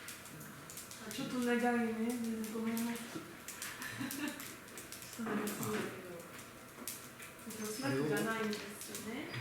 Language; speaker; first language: Japanese; non-native, learner; French